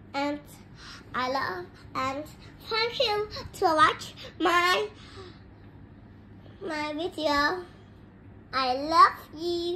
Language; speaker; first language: English; non-native, learner; Vietnamese